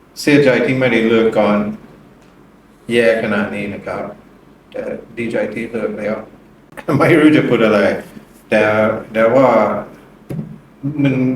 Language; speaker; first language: Thai; non-native, learner; English